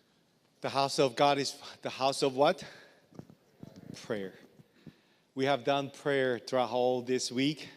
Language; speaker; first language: English; non-native, fluent; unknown